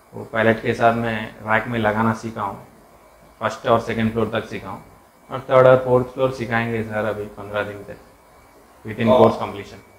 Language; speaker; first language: Hindi; non-native, local second language; Telugu